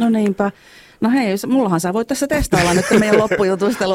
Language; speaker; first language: Finnish; native; Finnish